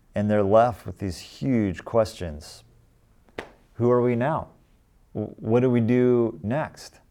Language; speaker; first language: English; native; English